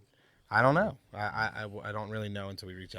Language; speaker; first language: English; native; English